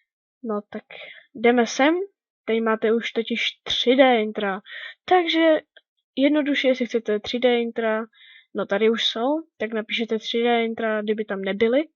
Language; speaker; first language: Czech; native; Czech